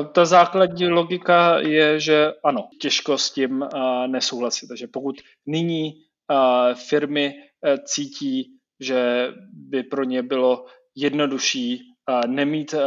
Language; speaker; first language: Czech; native; Czech